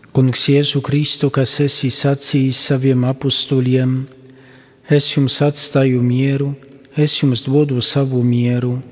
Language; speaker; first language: Latvian; non-native, fluent; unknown